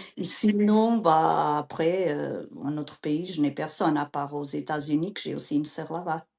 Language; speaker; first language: French; non-native, fluent; Portuguese